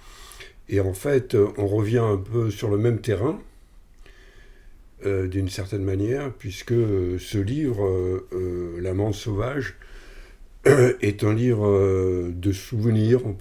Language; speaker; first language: French; native; French